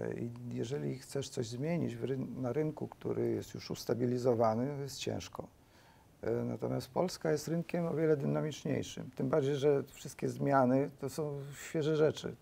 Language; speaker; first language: Polish; early bilingual, heritage; Polish